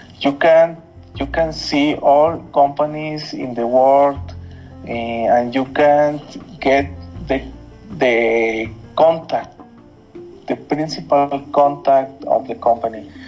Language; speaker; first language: English; non-native, learner; Spanish